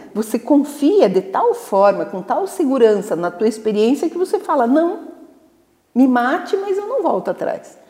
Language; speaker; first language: Portuguese; native; Portuguese